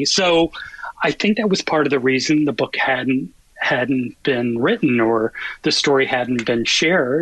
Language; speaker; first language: English; native; English